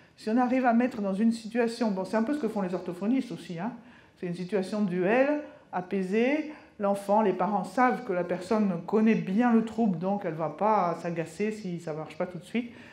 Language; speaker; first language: French; native; French